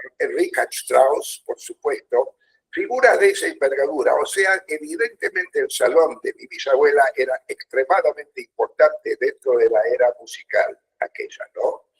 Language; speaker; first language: Spanish; early bilingual, other home language; German